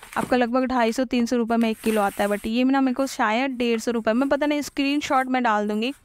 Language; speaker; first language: Hindi; native; Hindi